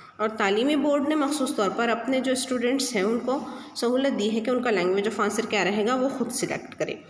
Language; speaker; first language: Urdu; native; Urdu